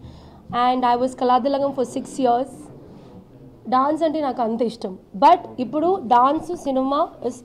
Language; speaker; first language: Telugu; non-native, learner; Malayalam